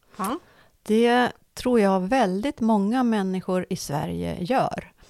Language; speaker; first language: Swedish; native; Swedish